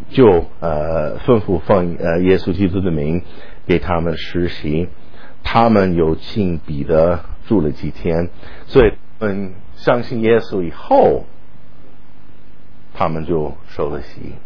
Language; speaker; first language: Chinese; non-native, fluent; English